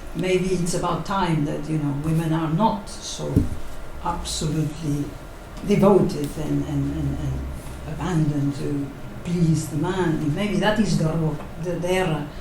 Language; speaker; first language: English; non-native, fluent; Catalan